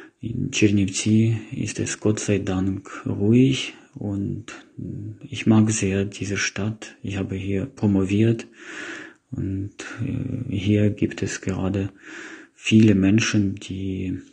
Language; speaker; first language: German; non-native, fluent; Ukrainian